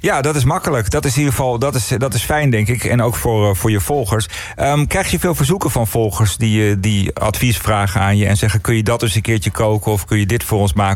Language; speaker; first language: Dutch; native; Dutch